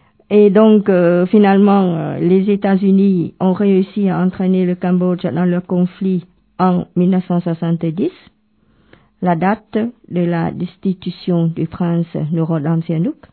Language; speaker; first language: French; non-native, local second language; Khmer